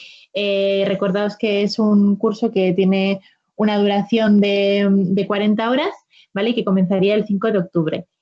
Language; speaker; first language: Spanish; native; Spanish